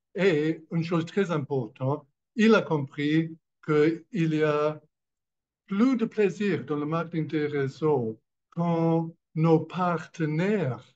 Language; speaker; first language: French; non-native, fluent; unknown